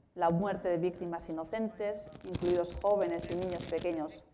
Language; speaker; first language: Spanish; non-native, local second language; Basque